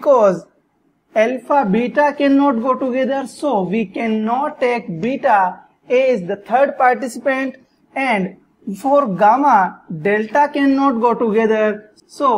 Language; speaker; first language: English; non-native, local second language; Hindi